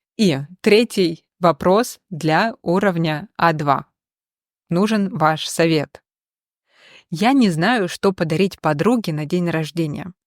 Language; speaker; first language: Russian; native; Russian